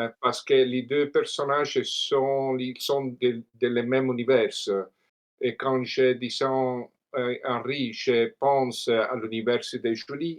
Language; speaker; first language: French; non-native, learner; Italian